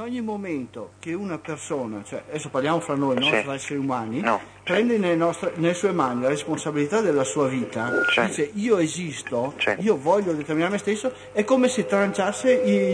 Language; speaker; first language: Italian; native; Italian